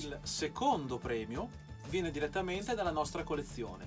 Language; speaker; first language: Italian; native; Italian